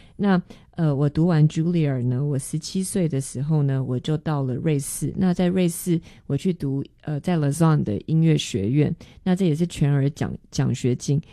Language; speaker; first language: Chinese; non-native, fluent; Korean